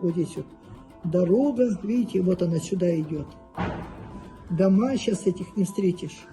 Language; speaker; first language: Russian; native; Russian